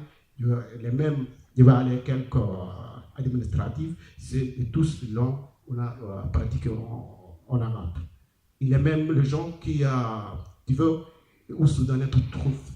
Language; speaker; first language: French; non-native, learner; Arabic